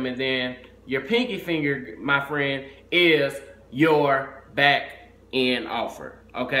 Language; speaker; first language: English; native; English